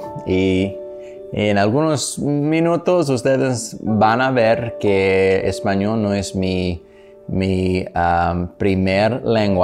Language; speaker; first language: Spanish; non-native, learner; English